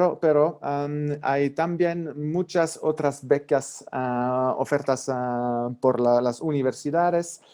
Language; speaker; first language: Spanish; non-native, fluent; French